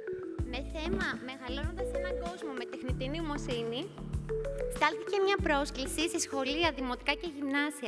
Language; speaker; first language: Greek; native; Greek